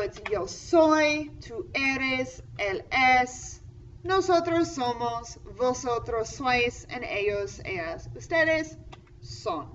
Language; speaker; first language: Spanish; non-native, fluent; English